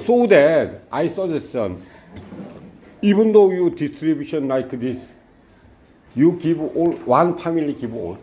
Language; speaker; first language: English; non-native, learner; Korean